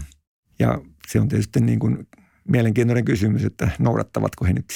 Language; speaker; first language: Finnish; native; Finnish